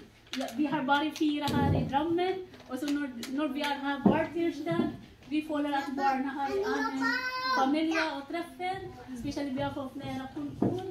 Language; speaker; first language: Norwegian; non-native, fluent; Indonesian